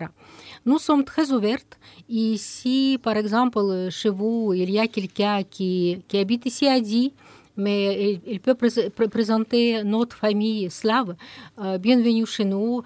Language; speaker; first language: French; non-native, fluent; Russian